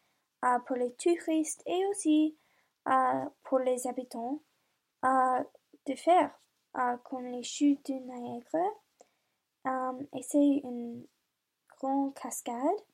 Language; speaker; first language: French; non-native, learner; English